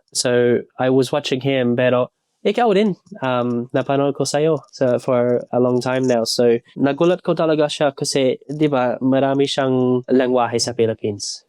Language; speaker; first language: Filipino; non-native, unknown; English